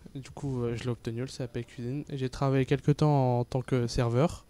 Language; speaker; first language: French; native; French